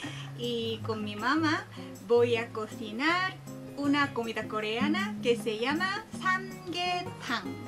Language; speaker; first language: Spanish; non-native, fluent; Korean